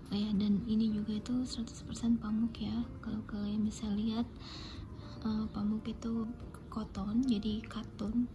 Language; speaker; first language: Indonesian; native; Indonesian